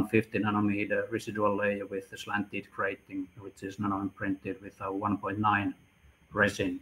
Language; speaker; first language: English; non-native, fluent; Finnish